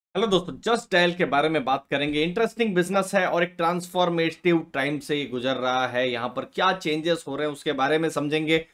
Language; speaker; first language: Hindi; native; Hindi